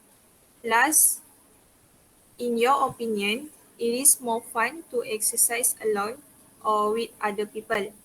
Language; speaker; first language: English; non-native, local second language; Malay